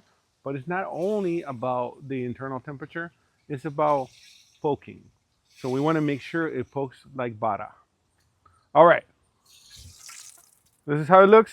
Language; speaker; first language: English; early bilingual, other home language; Spanish